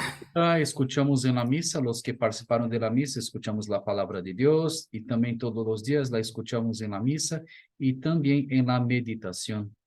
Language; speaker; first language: Spanish; non-native, fluent; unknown